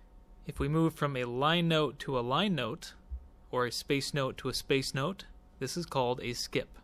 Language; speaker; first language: English; native; English